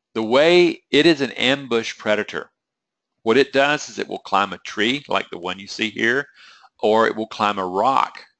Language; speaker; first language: English; native; English